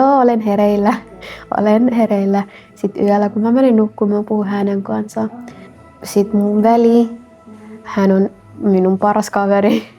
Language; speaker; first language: Finnish; non-native, learner; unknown